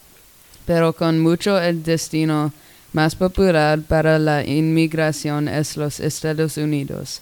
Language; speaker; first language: Spanish; non-native, learner; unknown